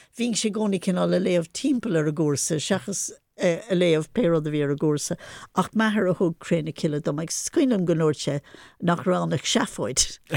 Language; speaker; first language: Irish; non-native, local second language; English